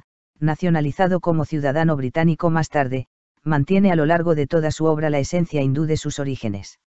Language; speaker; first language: Spanish; native; Spanish